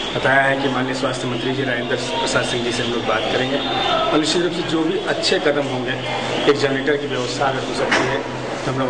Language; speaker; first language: Hindi; native; Hindi